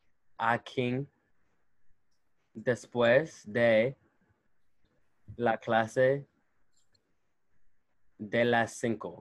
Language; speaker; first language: Spanish; non-native, learner; English